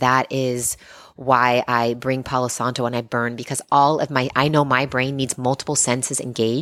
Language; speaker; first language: English; native; English